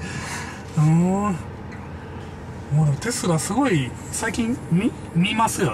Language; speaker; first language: Japanese; native; Japanese